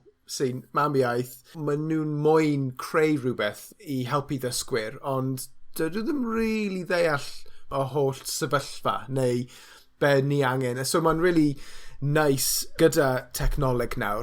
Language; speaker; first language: Welsh; non-native, learner; English